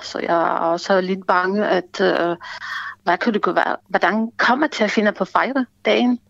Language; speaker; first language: Danish; non-native, fluent; Ukrainian